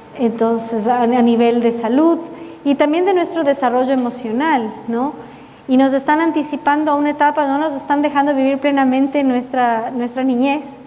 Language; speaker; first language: Spanish; early bilingual, heritage; Spanish